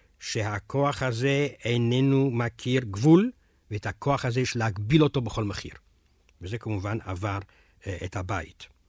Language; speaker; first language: Hebrew; non-native, fluent; Romanian